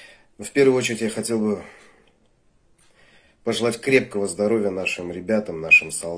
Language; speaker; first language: Russian; native; Russian